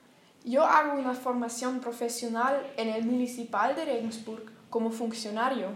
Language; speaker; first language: Spanish; non-native, learner; German